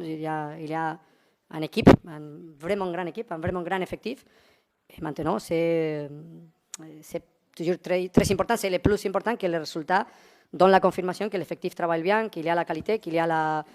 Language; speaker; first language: French; non-native, learner; Spanish